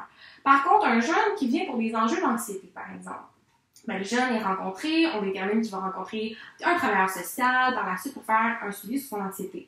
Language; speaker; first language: French; native; French